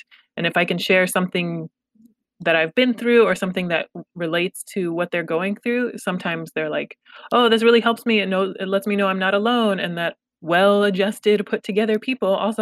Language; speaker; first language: English; early bilingual, other home language; Pashto